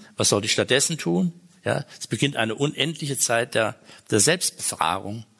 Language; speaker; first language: German; native; German